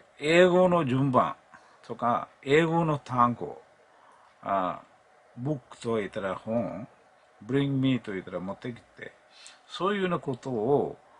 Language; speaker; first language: Japanese; non-native, learner; Malayalam